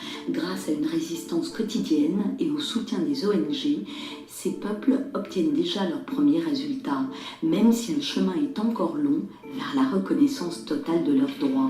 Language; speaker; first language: French; native; French